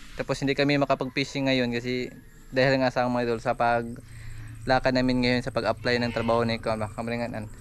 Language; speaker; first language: Filipino; non-native, local second language; Cebuano